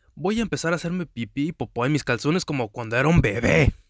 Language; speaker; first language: Spanish; early bilingual, heritage; Spanish